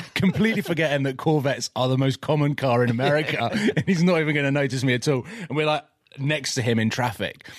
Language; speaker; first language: English; native; English